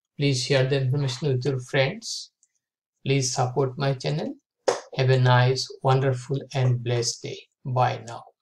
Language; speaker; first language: English; non-native, local second language; Bangla